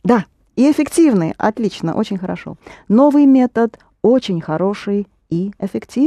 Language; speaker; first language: Russian; non-native, fluent; English